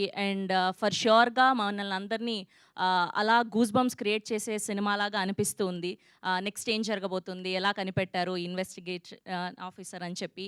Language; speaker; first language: Telugu; native; Telugu